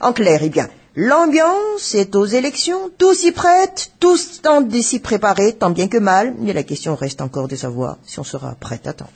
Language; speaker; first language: French; non-native, local second language; Malagasy